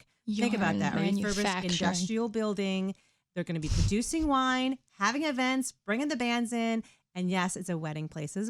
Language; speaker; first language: English; native; English